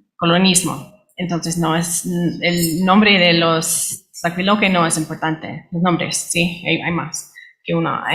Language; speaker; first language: Spanish; non-native, learner; English